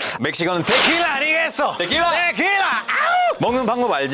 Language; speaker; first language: Korean; non-native, fluent; Spanish